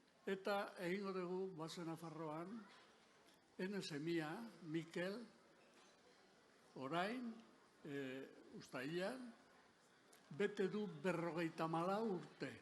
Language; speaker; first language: Basque; non-native, local second language; Spanish